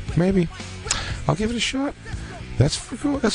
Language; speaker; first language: English; native; English